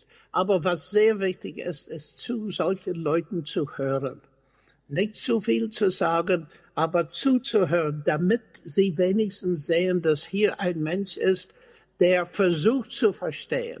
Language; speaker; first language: German; non-native, fluent; English